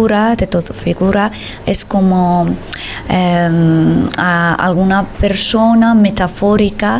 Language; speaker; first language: Catalan; non-native, learner; Persian